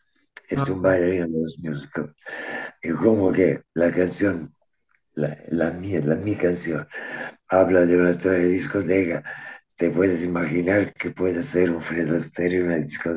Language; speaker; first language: Spanish; non-native, fluent; Italian